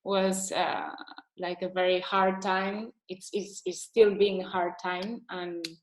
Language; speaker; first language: English; non-native, fluent; Catalan